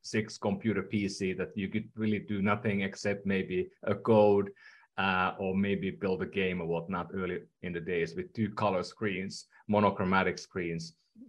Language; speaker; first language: English; non-native, fluent; Finnish